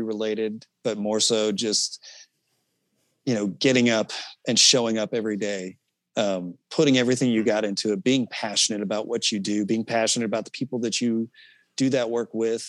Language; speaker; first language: English; native; English